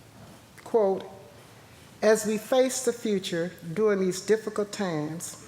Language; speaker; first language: English; native; English